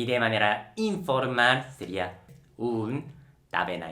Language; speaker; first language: Spanish; non-native, local second language; Japanese